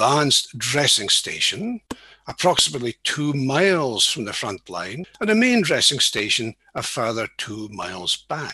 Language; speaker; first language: English; native; English